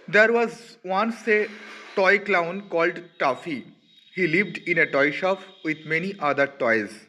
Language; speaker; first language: English; non-native, local second language; Bangla